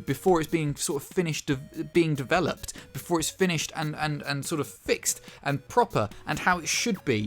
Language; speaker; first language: English; native; English